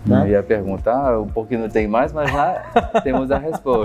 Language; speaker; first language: Portuguese; non-native, fluent; French